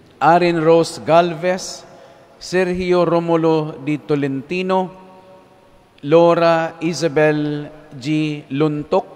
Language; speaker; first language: Filipino; native; Filipino